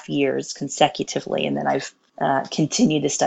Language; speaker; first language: English; native; English